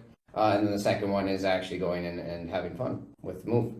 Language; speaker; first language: English; native; English